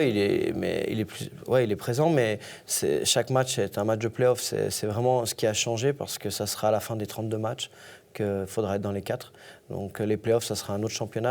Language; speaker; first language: French; native; French